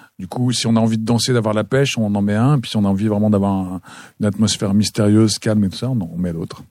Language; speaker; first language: French; native; French